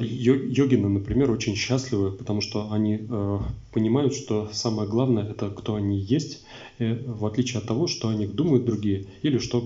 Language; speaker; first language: Russian; native; Russian